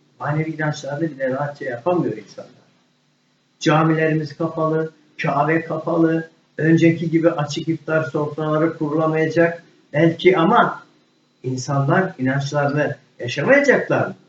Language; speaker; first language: Turkish; native; Turkish